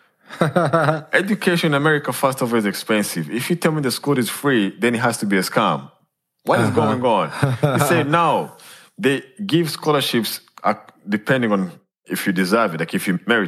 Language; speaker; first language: English; non-native, local second language; Kinyarwanda